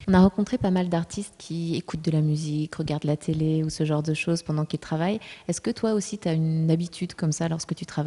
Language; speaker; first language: French; native; French